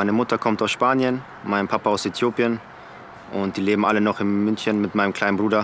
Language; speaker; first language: German; early bilingual, other home language; Spanish